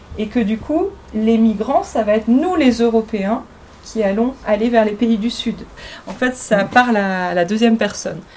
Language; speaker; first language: French; native; French